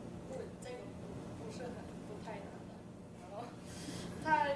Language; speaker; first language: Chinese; non-native, learner; English